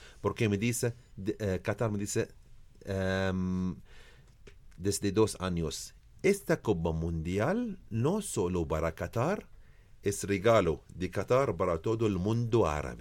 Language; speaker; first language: Spanish; non-native, learner; Arabic